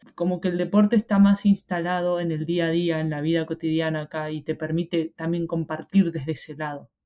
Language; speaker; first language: Spanish; native; Spanish